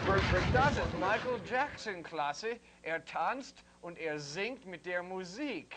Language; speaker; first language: German; non-native, fluent; English